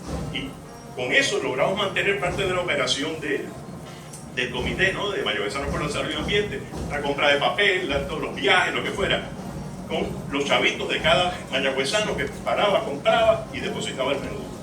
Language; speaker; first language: Spanish; native; Spanish